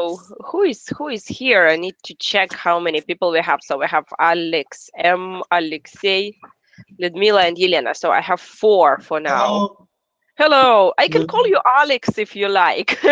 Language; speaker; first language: English; non-native, fluent; Russian